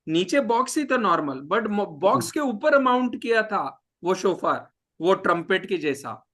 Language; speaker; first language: Hindi; non-native, local second language; Marathi